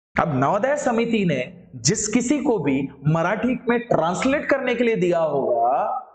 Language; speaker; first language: Hindi; non-native, local second language; Marathi